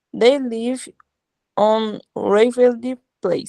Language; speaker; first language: English; non-native, learner; Portuguese